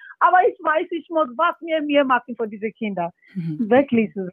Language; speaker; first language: German; non-native, learner; Yoruba